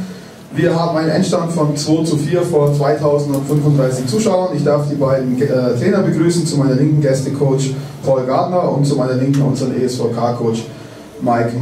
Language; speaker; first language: German; native; German